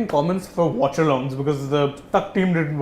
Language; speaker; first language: English; non-native, local second language; Hindi